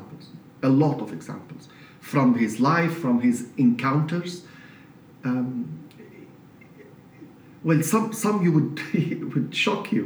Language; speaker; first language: English; non-native, fluent; Arabic